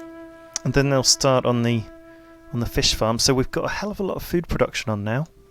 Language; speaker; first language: English; native; English